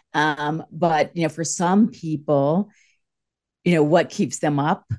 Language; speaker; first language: English; native; English